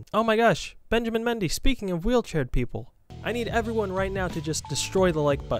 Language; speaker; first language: English; native; English